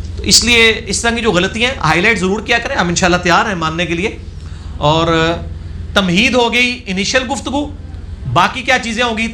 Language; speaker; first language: Urdu; non-native, local second language; Punjabi